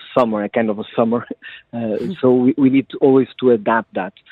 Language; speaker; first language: English; non-native, fluent; Portuguese